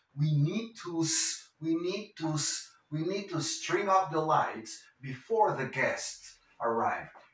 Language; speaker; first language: English; non-native, fluent; Spanish